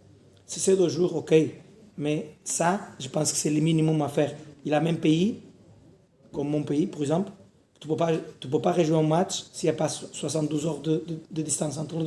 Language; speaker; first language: French; non-native, learner; Portuguese